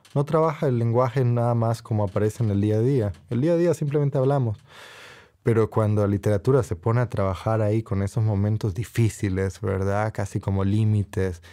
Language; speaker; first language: Spanish; native; Spanish